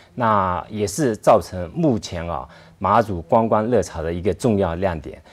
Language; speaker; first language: Chinese; native; Chinese